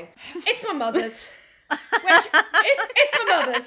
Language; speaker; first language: English; native; English